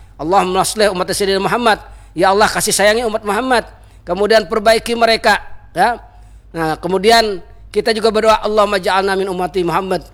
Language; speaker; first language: Malay; non-native, local second language; Banjar